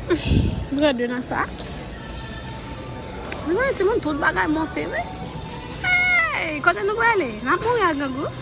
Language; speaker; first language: French; non-native, learner; Haitian Creole